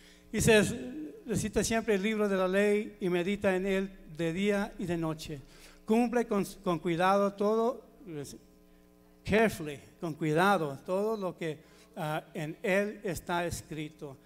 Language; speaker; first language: Spanish; early bilingual, heritage; Spanish